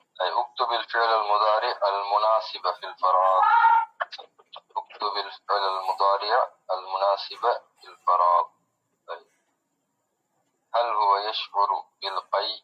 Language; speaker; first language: Arabic; non-native, fluent; Tamil